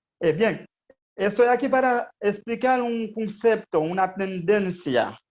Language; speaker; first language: Spanish; non-native, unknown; Haitian Creole